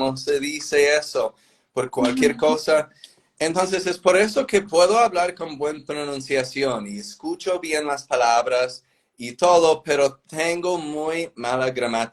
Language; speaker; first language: Spanish; non-native, fluent; English